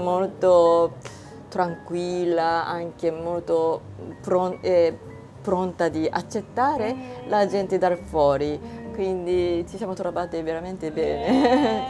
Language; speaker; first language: Italian; non-native, fluent; Japanese